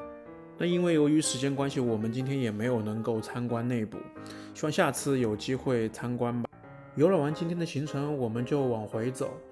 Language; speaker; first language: Chinese; native; Chinese